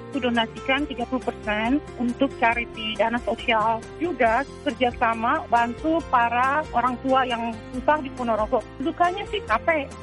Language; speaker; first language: Indonesian; native; Indonesian